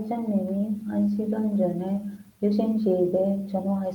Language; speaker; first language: Korean; non-native, learner; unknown